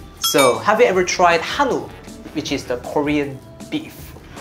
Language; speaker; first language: English; non-native, fluent; Korean